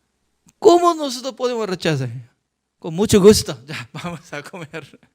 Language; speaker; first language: Spanish; non-native, fluent; Korean